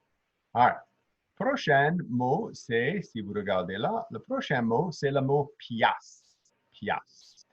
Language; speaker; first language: French; native; French